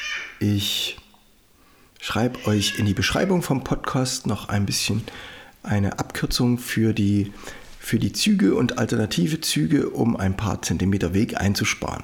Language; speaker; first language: German; native; German